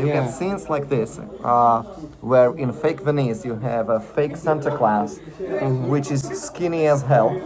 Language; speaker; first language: English; non-native, fluent; Slovak